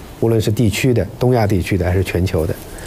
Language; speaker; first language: Chinese; native; Chinese